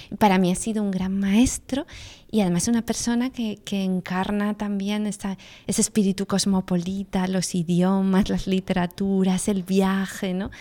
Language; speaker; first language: Spanish; native; Spanish